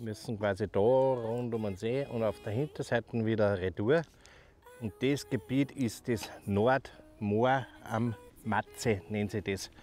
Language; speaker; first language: German; native; German